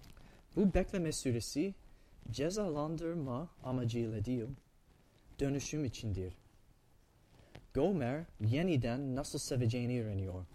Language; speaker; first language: Turkish; non-native, fluent; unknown